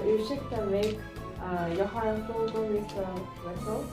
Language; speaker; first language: Swedish; non-native, learner; Chinese